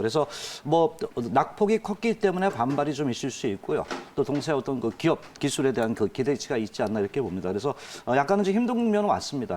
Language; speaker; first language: Korean; native; Korean